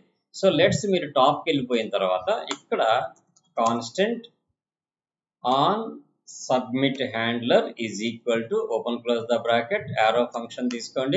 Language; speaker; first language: Telugu; native; Telugu